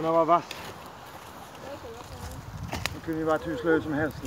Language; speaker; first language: Swedish; native; Swedish